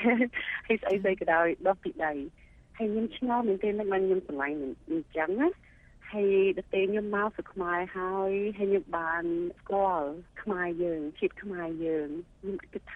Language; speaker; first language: Khmer; early bilingual, heritage; Khmer